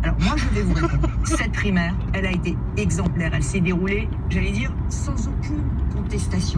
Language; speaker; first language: French; native; French